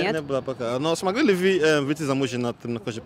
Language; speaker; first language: Russian; non-native, learner; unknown